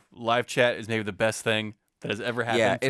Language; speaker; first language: English; native; English